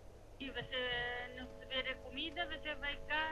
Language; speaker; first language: Portuguese; non-native, learner; Chinese